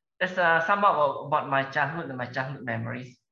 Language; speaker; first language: English; non-native, local second language; Malay